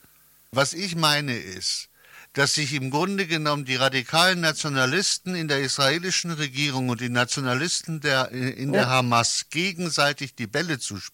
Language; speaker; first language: German; native; German